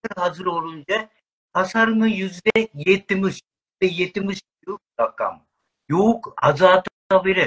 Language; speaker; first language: Turkish; non-native, learner; Japanese